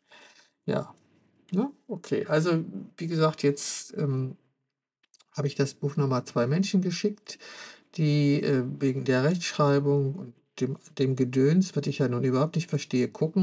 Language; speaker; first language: German; native; German